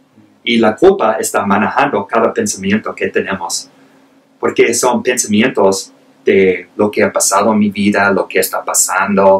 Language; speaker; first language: Spanish; non-native, fluent; English